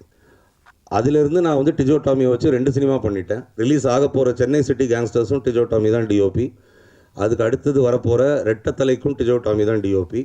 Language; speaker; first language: Tamil; native; Tamil